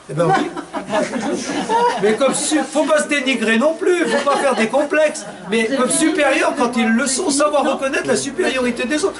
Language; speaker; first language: French; native; French